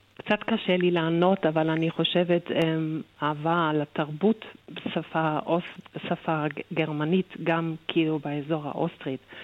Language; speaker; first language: Hebrew; non-native, fluent; German